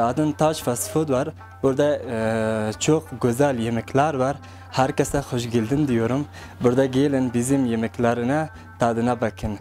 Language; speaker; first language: Turkish; non-native, learner; Persian